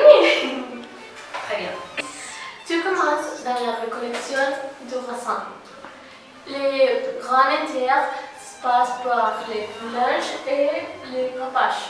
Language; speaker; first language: French; non-native, learner; Spanish